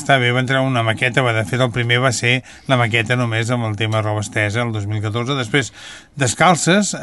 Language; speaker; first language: Catalan; native; Catalan